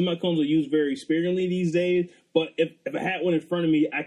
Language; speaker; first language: English; native; English